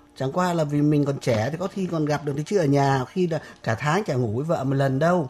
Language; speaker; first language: Vietnamese; native; Vietnamese